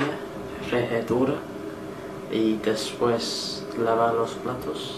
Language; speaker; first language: Spanish; non-native, learner; English